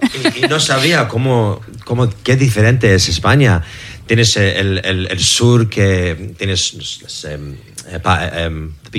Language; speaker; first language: Spanish; non-native, learner; English